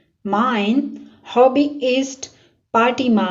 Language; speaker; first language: German; non-native, fluent; Urdu